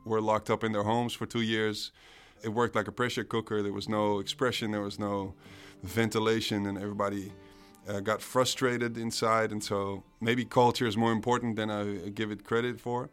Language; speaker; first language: English; non-native, fluent; Dutch